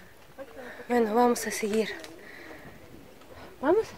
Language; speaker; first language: Spanish; non-native, learner; Russian